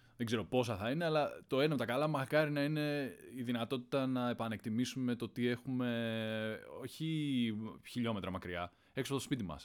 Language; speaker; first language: Greek; native; Greek